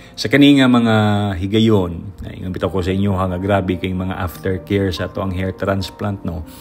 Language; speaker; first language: Cebuano; native; Cebuano